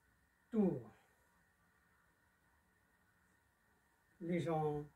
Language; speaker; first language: French; non-native, learner; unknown